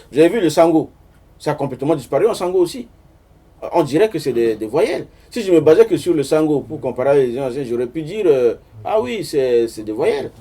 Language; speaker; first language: French; non-native, local second language; Sango